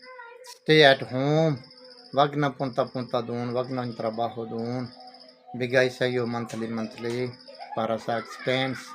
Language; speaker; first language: Filipino; non-native, learner; Punjabi